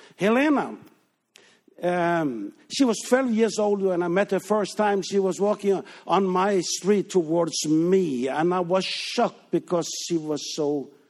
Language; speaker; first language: English; non-native, fluent; Danish